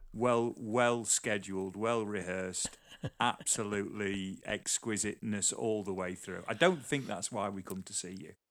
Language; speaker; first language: English; native; English